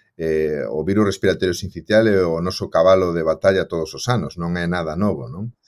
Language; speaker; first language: Galician; native; Galician